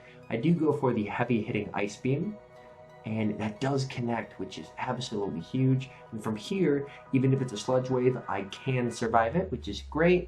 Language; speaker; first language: English; native; English